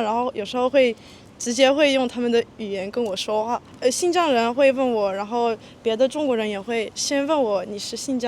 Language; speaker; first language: Chinese; early bilingual, heritage; French